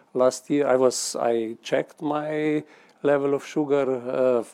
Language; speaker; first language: English; non-native, fluent; Slovenian